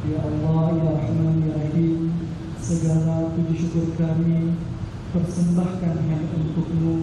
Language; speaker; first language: Indonesian; native; Indonesian